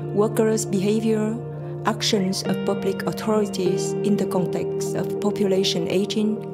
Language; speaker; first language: English; non-native, fluent; Vietnamese